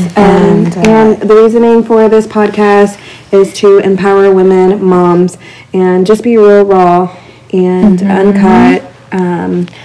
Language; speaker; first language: English; early bilingual, other home language; Spanish